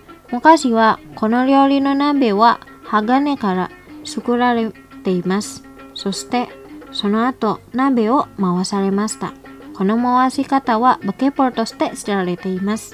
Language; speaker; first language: Japanese; non-native, fluent; Indonesian